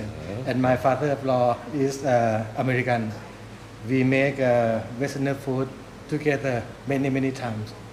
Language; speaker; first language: English; non-native, learner; Thai